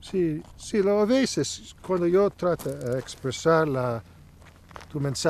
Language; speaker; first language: Spanish; non-native, learner; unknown